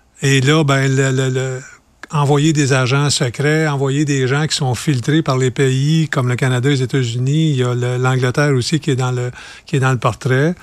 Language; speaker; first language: French; native; French